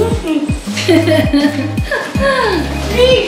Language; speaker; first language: Japanese; early bilingual, heritage; Japanese